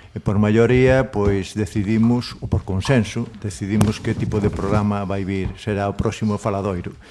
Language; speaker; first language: Galician; non-native, local second language; Spanish